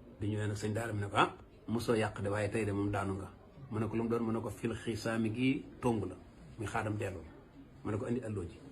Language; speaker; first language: Wolof; native; Wolof